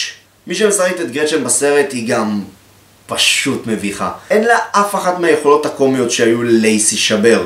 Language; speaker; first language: Hebrew; native; Hebrew